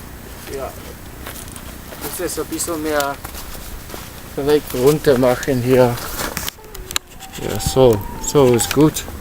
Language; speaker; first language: German; non-native, learner; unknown